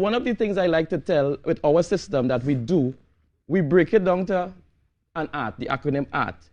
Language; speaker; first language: English; native; English